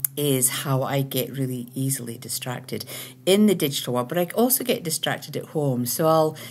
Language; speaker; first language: English; native; English